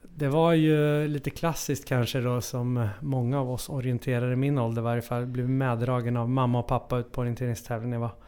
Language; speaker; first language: Swedish; native; Swedish